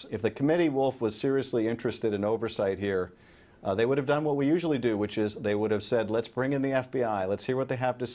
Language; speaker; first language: English; native; English